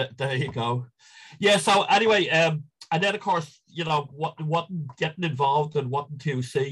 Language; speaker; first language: English; native; English